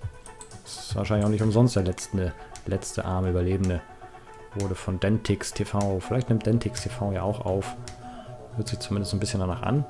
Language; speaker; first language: German; native; German